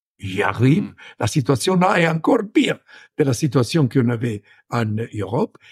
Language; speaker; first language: French; non-native, fluent; Italian